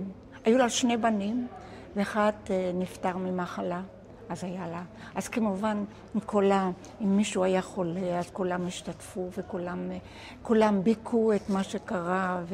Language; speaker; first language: Hebrew; non-native, local second language; Ladino